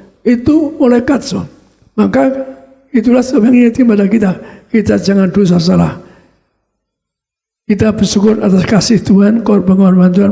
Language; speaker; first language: Indonesian; native; Indonesian